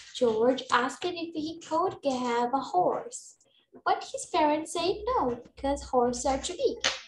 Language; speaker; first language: English; non-native, fluent; Portuguese